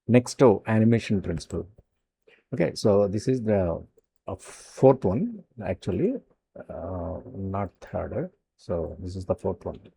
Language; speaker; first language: English; non-native, local second language; Telugu